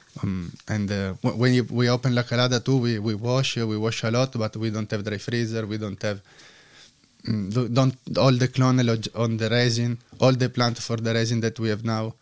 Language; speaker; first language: English; non-native, learner; Italian